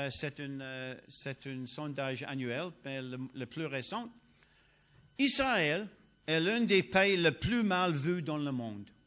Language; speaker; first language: French; non-native, learner; English